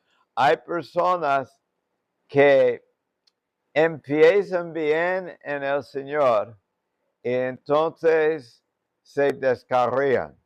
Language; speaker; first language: Spanish; non-native, fluent; English